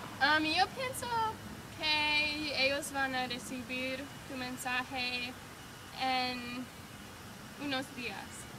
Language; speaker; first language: Spanish; non-native, learner; English